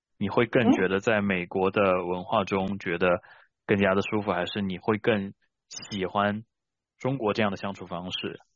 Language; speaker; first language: Chinese; native; Chinese